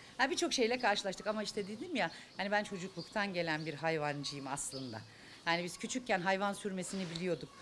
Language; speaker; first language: Turkish; native; Turkish